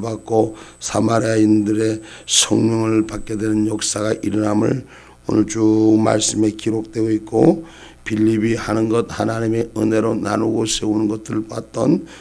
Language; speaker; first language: Korean; native; Korean